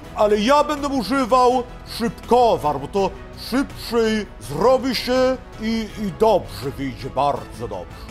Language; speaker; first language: Polish; early bilingual, heritage; Polish